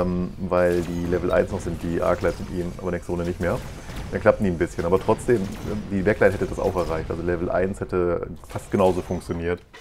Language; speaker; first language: German; native; German